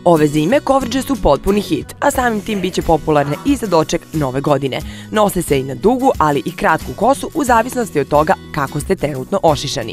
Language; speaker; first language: Croatian; native; Croatian